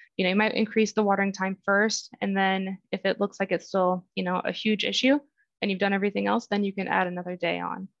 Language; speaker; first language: English; native; English